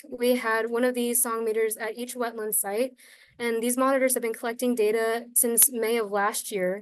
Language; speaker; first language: English; native; English